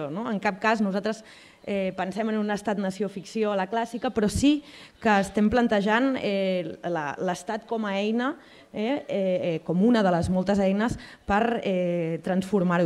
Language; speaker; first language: Catalan; native; Catalan